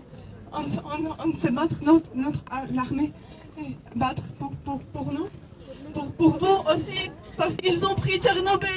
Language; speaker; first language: French; non-native, learner; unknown